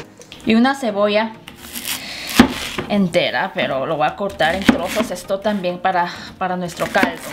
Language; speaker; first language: Spanish; non-native, fluent; Korean